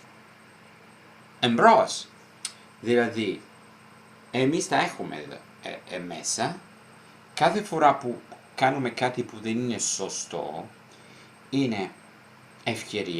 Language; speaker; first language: Greek; non-native, fluent; Italian